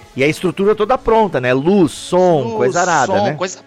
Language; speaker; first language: Portuguese; native; Portuguese